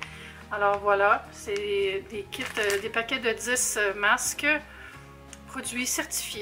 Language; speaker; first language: French; native; French